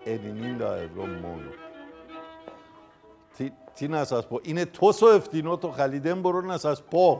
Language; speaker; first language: Greek; non-native, fluent; Persian